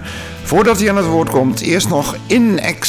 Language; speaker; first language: Dutch; native; Dutch